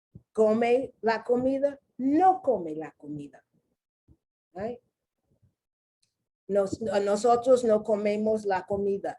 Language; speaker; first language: Spanish; non-native, learner; English